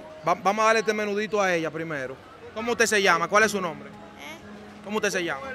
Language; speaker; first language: Spanish; native; Spanish